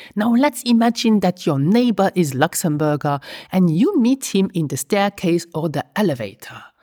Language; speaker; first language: English; non-native, fluent; Luxembourgish